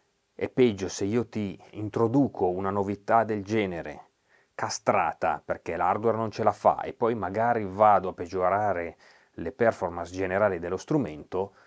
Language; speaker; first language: Italian; native; Italian